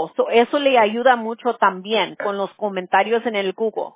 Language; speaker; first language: Spanish; early bilingual, heritage; Spanish